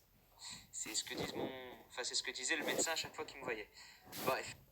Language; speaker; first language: French; native; French